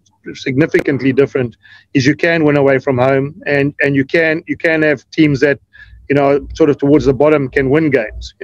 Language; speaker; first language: English; native; English